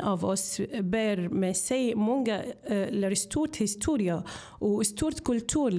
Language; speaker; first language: Swedish; non-native, fluent; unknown